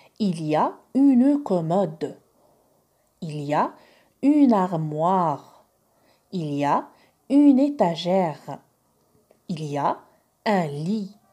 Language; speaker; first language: French; non-native, local second language; Arabic